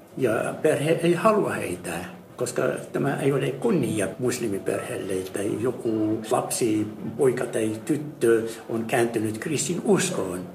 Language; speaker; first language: Finnish; non-native, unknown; Arabic